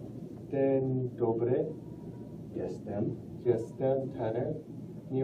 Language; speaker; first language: Polish; non-native, learner; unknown